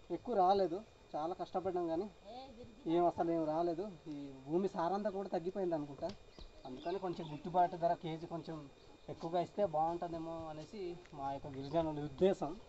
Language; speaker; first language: Telugu; non-native, local second language; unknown